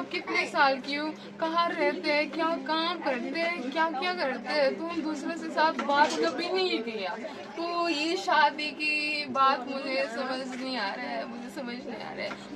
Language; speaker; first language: Hindi; non-native, learner; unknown